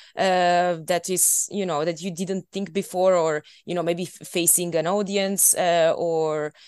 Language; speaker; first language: English; non-native, fluent; Italian